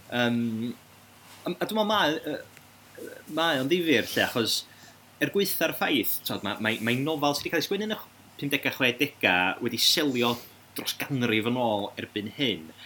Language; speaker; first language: Welsh; native; Welsh